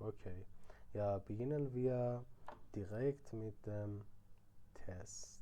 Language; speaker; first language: German; non-native, fluent; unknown